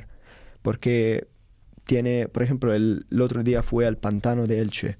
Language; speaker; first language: Spanish; non-native, learner; Italian